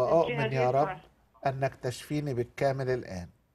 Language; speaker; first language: Arabic; native; Arabic